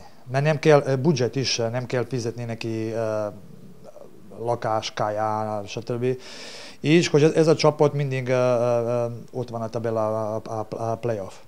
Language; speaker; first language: Hungarian; non-native, learner; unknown